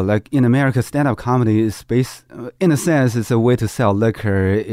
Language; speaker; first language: English; non-native, fluent; Chinese